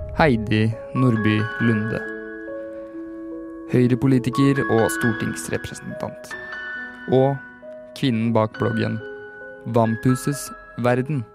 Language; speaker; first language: Norwegian; native; Norwegian